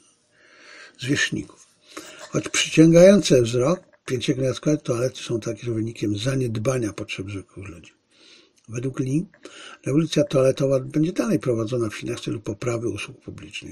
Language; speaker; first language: Polish; native; Polish